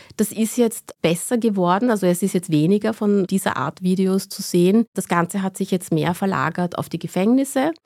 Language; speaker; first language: German; early bilingual, other home language; Persian